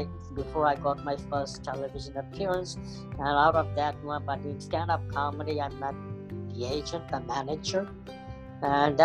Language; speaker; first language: English; non-native, local second language; Punjabi